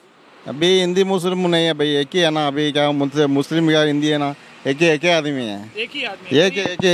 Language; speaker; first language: Hindi; non-native, local second language; Kannada